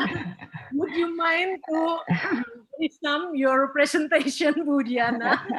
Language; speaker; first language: English; non-native, learner; Indonesian